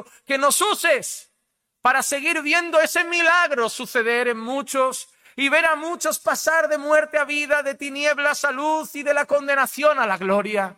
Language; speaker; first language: Spanish; native; Spanish